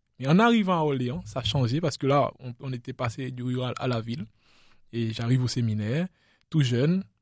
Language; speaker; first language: French; non-native, local second language; Seselwa Creole French